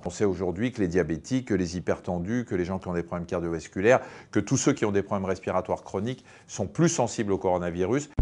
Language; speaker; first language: French; native; French